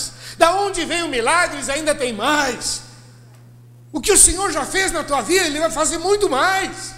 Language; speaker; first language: Portuguese; native; Portuguese